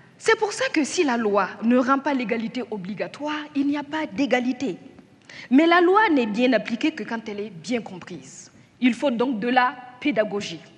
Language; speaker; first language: French; non-native, local second language; Mossi